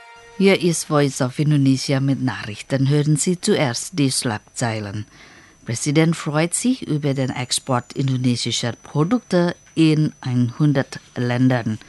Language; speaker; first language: German; non-native, fluent; Indonesian